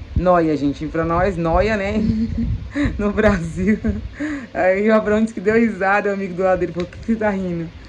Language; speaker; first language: Portuguese; native; Portuguese